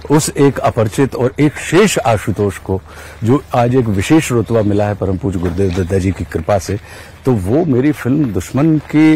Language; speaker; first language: Hindi; native; Hindi